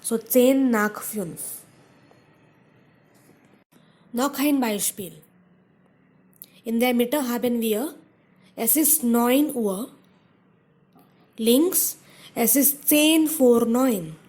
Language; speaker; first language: German; non-native, fluent; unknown